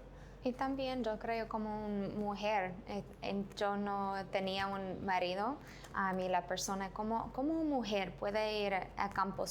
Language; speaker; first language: Spanish; non-native, learner; English